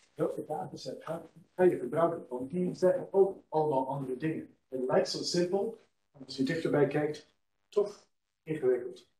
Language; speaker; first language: Dutch; non-native, fluent; English